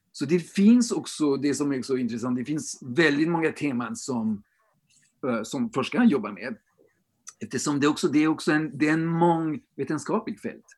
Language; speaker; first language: Swedish; non-native, fluent; French